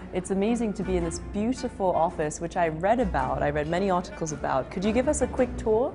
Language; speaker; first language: English; early bilingual, other home language; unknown